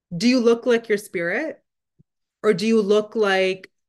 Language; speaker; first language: English; non-native, fluent; Punjabi